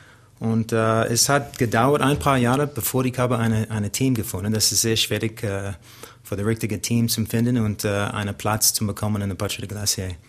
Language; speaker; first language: German; non-native, learner; English